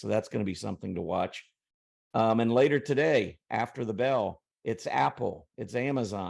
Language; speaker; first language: English; native; English